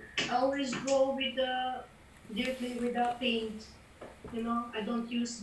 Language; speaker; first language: English; non-native, fluent; Macedonian